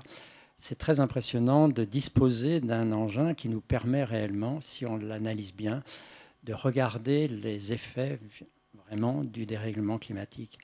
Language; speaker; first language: French; native; French